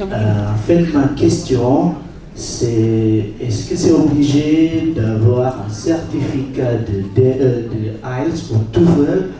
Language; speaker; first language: French; non-native, fluent; Indonesian